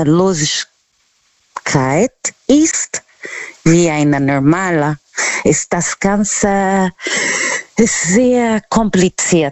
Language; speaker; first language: German; non-native, learner; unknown